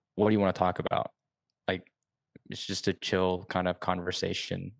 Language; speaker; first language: English; native; English